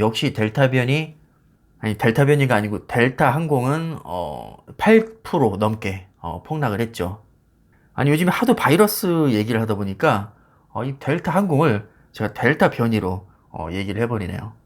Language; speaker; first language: Korean; native; Korean